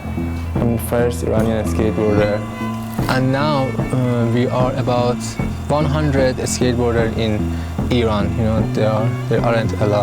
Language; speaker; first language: English; non-native, learner; Persian